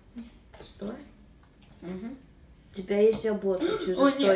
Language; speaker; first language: Russian; early bilingual, other home language; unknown